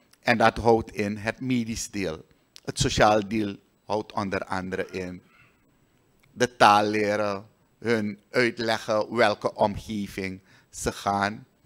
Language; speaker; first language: Dutch; native; Dutch